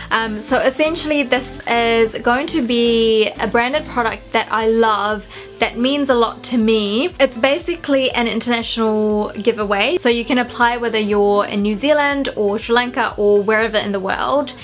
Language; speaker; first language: English; early bilingual, other home language; Sinhala